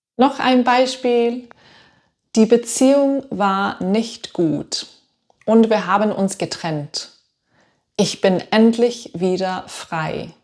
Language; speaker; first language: German; non-native, fluent; English